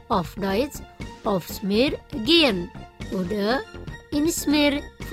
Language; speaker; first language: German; non-native, fluent; Indonesian